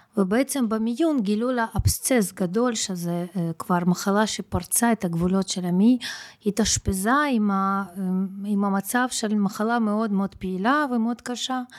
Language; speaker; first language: Hebrew; non-native, fluent; Russian